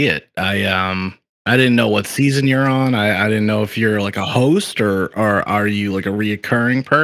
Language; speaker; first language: English; native; English